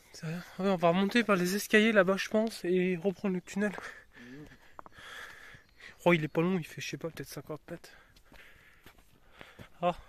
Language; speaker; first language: French; native; French